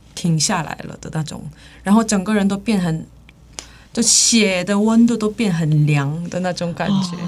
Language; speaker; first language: Chinese; non-native, fluent; Korean